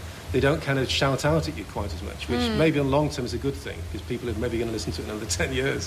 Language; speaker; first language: English; native; English